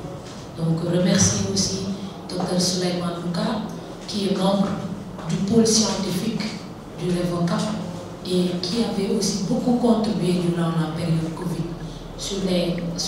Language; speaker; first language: French; non-native, local second language; Wolof